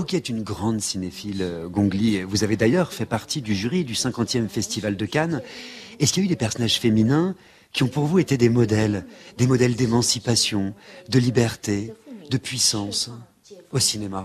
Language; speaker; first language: French; native; French